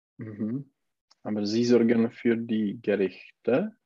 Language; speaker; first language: German; non-native, learner; Czech